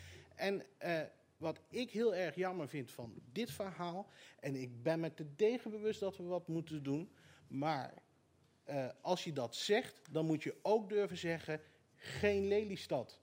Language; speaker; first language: Dutch; native; Dutch